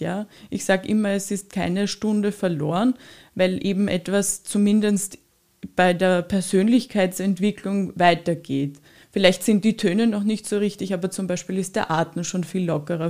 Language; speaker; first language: German; native; German